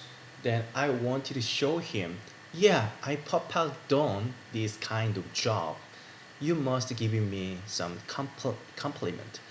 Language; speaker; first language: English; non-native, learner; Korean